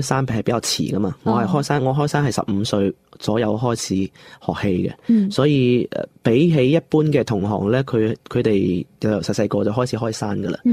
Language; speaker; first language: Cantonese; non-native, local second language; Chinese